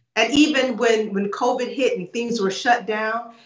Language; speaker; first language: English; native; English